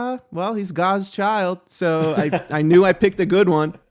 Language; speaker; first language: English; native; English